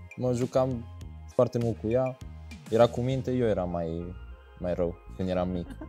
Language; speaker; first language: Romanian; early bilingual, heritage; Romanian